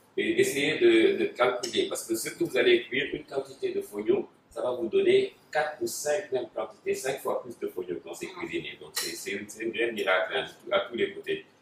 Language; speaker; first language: French; non-native, local second language; Wolof